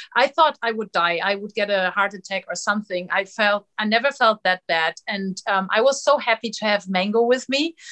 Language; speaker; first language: English; non-native, fluent; German